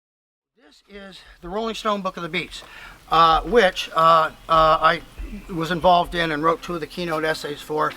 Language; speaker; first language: English; native; English